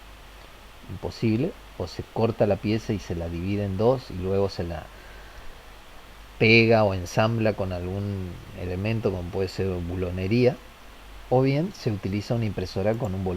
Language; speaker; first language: Spanish; native; Spanish